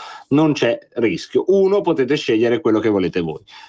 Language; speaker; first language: Italian; native; Italian